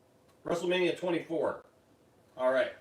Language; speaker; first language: English; native; English